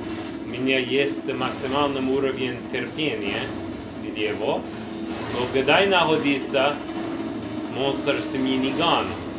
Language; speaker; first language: Russian; non-native, learner; English